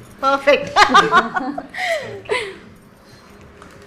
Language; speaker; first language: Telugu; native; Telugu